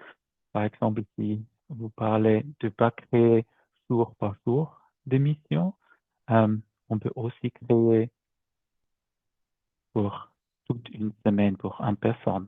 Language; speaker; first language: French; non-native, learner; German